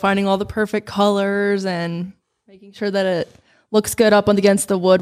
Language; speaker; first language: English; native; English